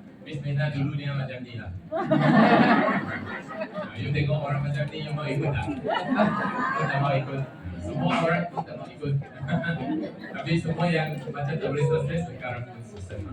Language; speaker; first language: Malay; non-native, local second language; Chinese